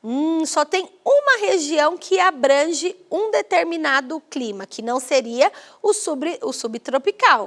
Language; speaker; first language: Portuguese; native; Portuguese